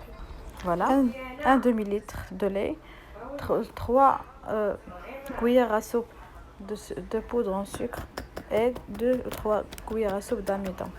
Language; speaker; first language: French; non-native, local second language; Arabic